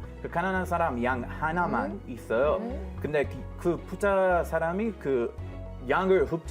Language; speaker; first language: Korean; non-native, fluent; Hebrew